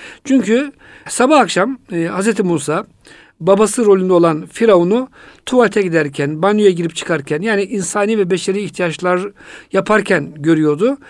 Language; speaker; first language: Turkish; native; Turkish